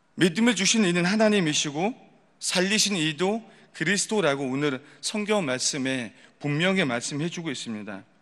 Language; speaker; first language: Korean; non-native, fluent; Mongolian